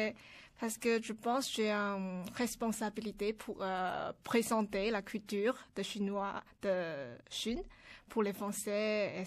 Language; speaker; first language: French; non-native, learner; Chinese